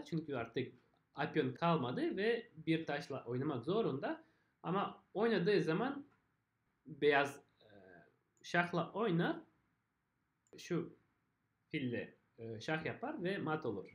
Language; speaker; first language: Turkish; non-native, fluent; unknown